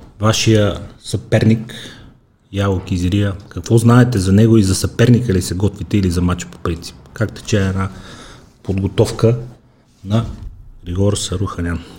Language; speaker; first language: Bulgarian; native; Bulgarian